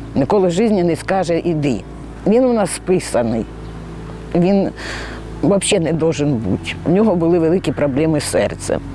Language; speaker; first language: Ukrainian; native; Ukrainian